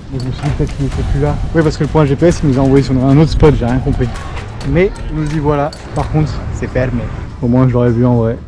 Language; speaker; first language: French; native; French